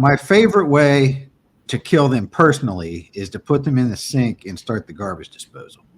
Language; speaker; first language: English; native; English